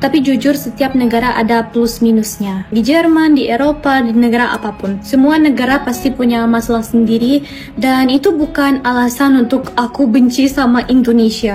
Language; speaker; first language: Indonesian; non-native, fluent; German